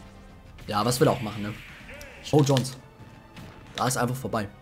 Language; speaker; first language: German; native; German